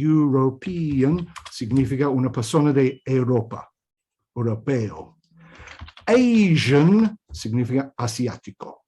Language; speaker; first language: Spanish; non-native, fluent; English